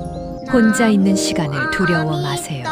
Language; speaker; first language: Korean; native; Korean